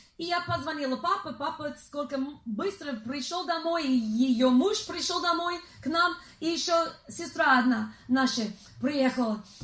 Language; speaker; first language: Russian; non-native, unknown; English